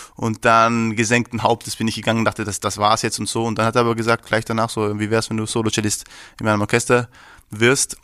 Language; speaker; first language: German; early bilingual, other home language; Persian